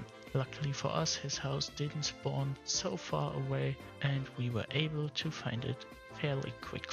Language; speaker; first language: English; non-native, fluent; German